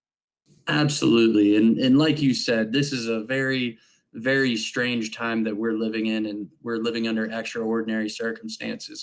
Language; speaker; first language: English; native; English